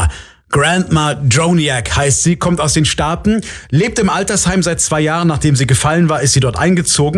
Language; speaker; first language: German; native; German